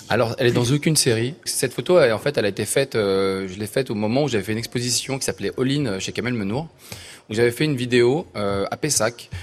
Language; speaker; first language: French; native; French